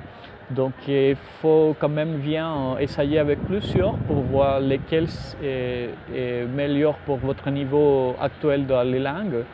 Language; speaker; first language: French; non-native, fluent; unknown